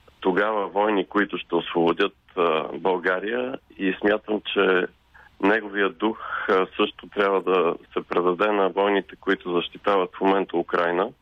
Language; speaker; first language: Bulgarian; native; Bulgarian